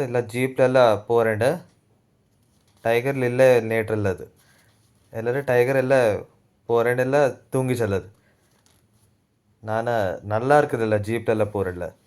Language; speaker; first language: Tamil; non-native, learner; Telugu